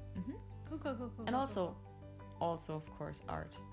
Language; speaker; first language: German; native; German